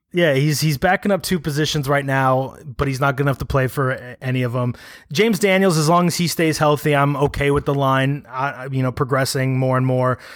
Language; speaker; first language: English; native; English